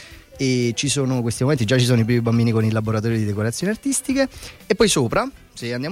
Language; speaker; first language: Italian; native; Italian